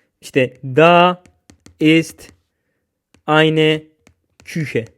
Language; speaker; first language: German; non-native, fluent; Turkish